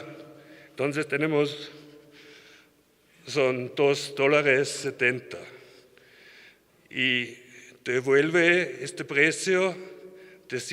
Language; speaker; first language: Spanish; non-native, learner; German